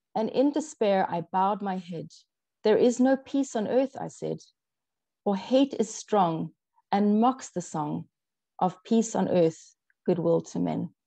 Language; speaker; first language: English; native; English